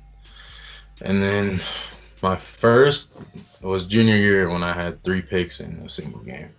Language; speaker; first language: English; native; English